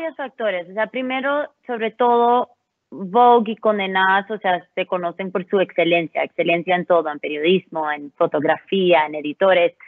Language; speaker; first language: Spanish; early bilingual, heritage; Spanish